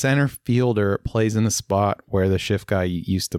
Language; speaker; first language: English; native; English